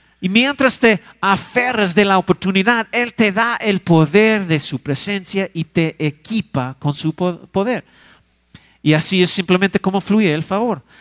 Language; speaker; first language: Spanish; non-native, fluent; English